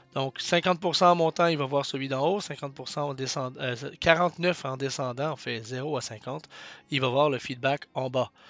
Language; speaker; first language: French; native; French